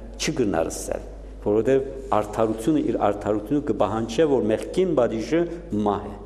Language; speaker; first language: Armenian; early bilingual, heritage; Armenian